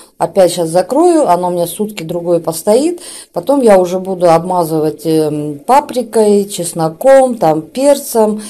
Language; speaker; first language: Russian; native; Russian